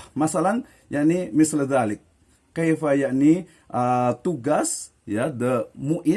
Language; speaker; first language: Arabic; non-native, fluent; Indonesian